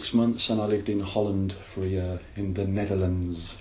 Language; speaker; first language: English; native; English